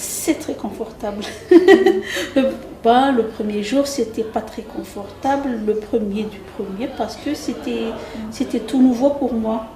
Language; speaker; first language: French; non-native, local second language; Malagasy